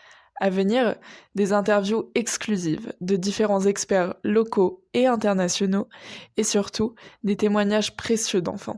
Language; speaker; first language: French; native; French